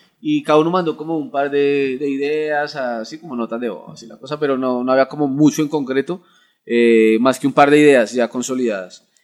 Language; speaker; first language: Spanish; native; Spanish